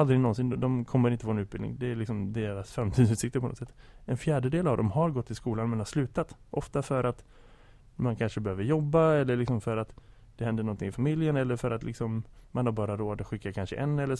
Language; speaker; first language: Swedish; native; Swedish